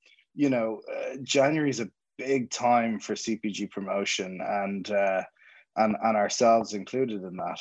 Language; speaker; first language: English; native; English